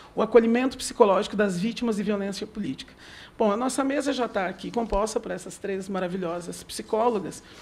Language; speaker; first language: Portuguese; native; Portuguese